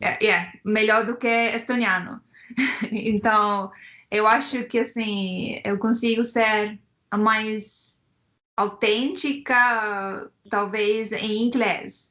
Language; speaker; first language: Portuguese; non-native, fluent; Estonian